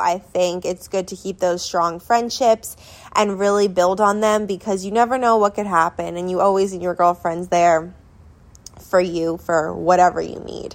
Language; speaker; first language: English; native; English